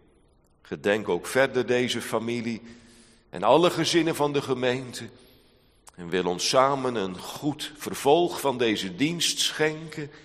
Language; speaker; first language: Dutch; native; Dutch